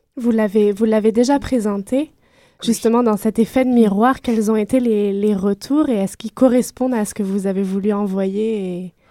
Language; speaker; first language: French; native; French